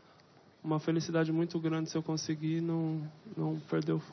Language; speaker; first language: Spanish; non-native, fluent; Portuguese